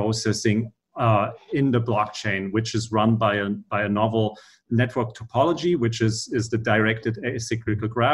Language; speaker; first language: English; non-native, fluent; German